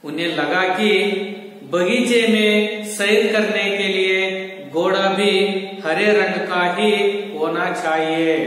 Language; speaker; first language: Hindi; non-native, local second language; Kannada